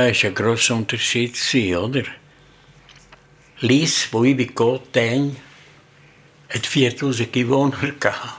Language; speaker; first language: German; non-native, learner; Italian